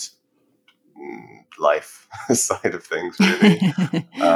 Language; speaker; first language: English; native; English